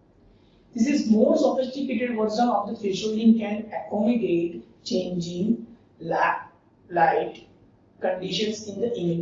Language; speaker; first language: English; non-native, local second language; Gujarati